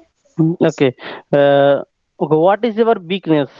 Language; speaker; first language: English; non-native, local second language; Hindi